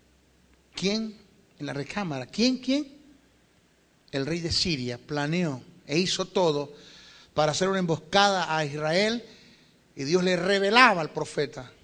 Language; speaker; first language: Spanish; native; Spanish